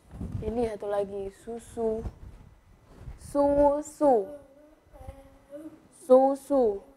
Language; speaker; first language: Indonesian; native; Indonesian